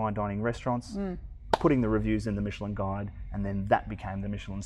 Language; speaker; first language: English; native; English